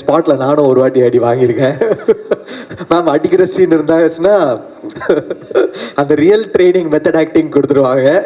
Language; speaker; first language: Tamil; native; Tamil